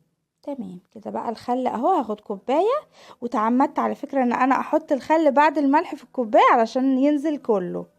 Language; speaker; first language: Arabic; native; Arabic